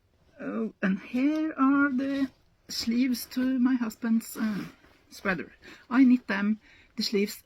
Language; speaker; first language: English; non-native, learner; Norwegian